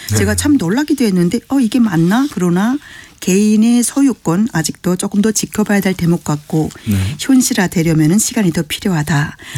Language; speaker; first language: Korean; native; Korean